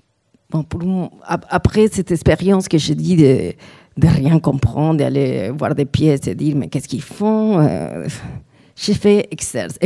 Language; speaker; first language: French; non-native, fluent; Spanish